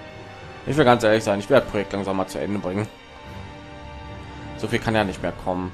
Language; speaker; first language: German; native; German